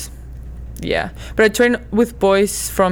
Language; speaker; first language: English; non-native, fluent; Icelandic